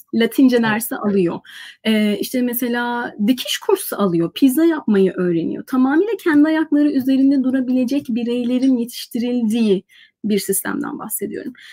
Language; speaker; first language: Turkish; native; Turkish